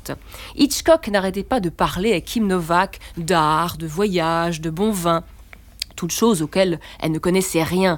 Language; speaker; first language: French; native; French